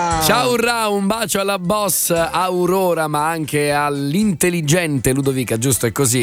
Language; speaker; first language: Italian; native; Italian